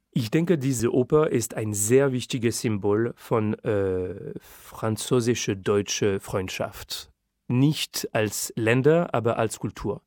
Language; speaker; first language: German; non-native, fluent; French